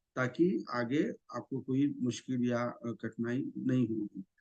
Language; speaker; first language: Hindi; non-native, local second language; Marathi